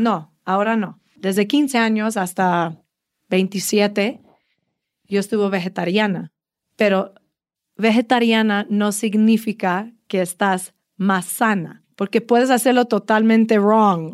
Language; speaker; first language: Spanish; early bilingual, heritage; Spanish